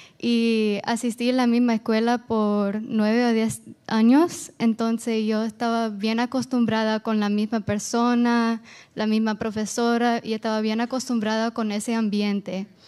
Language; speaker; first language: Spanish; non-native, fluent; Portuguese